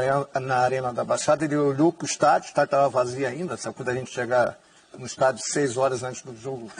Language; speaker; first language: Portuguese; native; Portuguese